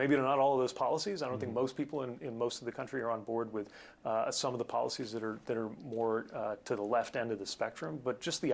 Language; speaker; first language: English; native; English